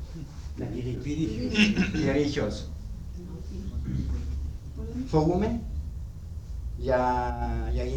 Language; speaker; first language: Greek; non-native, learner; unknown